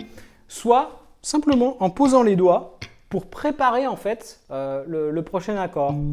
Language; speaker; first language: French; native; French